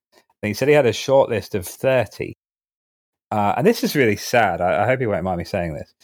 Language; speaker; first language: English; native; English